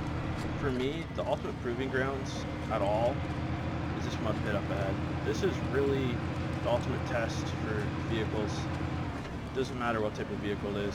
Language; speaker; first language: English; native; English